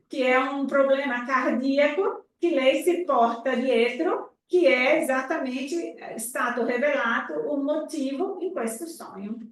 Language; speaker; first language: Italian; non-native, fluent; Portuguese